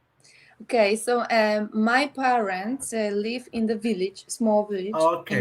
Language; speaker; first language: English; non-native, learner; Polish